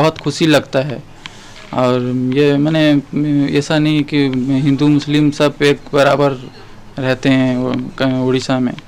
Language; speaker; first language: Hindi; non-native, local second language; Odia